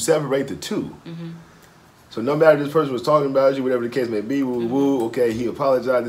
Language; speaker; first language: English; native; English